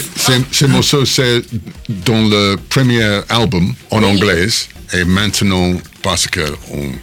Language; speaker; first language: French; non-native, learner; English